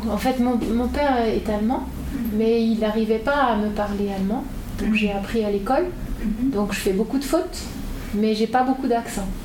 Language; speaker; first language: French; native; French